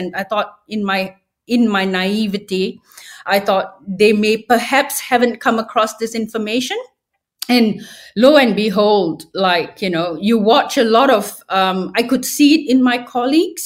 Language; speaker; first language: English; non-native, local second language; Tamil